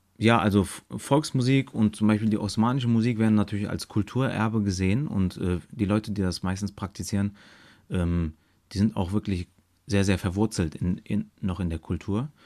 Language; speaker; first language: German; early bilingual, other home language; Turkish